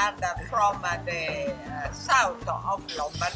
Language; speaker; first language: English; non-native, learner; Italian